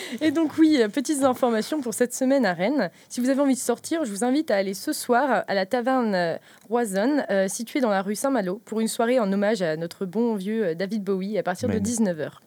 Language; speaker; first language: French; native; French